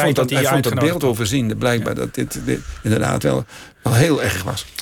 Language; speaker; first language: Dutch; native; Dutch